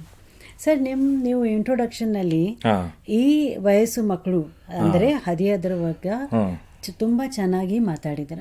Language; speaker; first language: Kannada; non-native, local second language; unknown